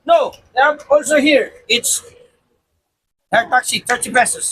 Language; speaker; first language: English; non-native, learner; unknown